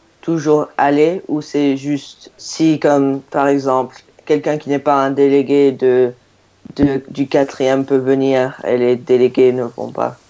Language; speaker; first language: French; non-native, fluent; English